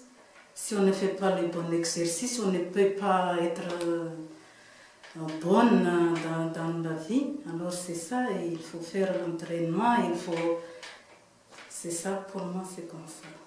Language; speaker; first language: French; non-native, local second language; Malagasy